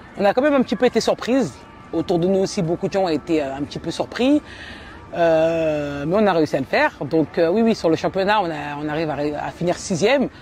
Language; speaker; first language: French; native; French